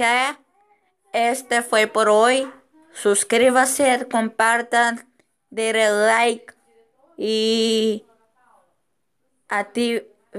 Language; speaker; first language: Spanish; non-native, fluent; Portuguese